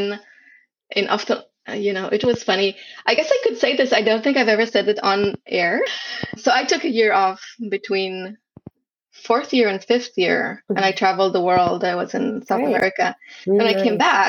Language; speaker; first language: English; non-native, fluent; Hebrew